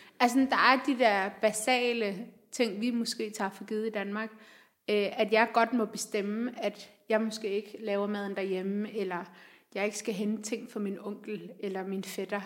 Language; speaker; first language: Danish; early bilingual, other home language; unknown